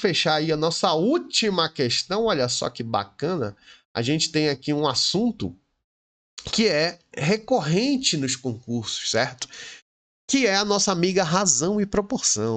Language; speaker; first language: Portuguese; native; Portuguese